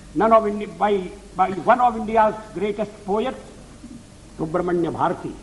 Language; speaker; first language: English; non-native, local second language; Hindi